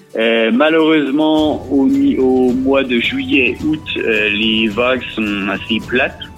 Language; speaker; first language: French; native; French